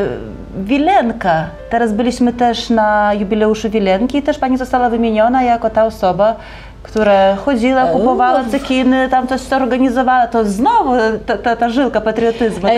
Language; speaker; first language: Polish; native; Polish